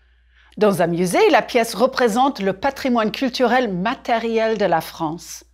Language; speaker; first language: French; non-native, fluent; English